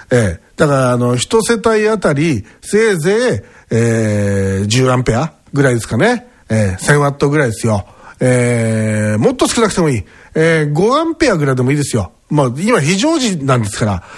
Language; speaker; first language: Japanese; native; Japanese